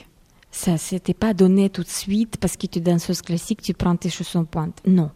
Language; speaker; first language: French; non-native, fluent; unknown